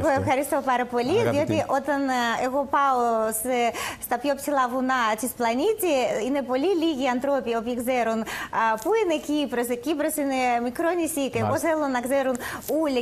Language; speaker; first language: Greek; non-native, learner; Russian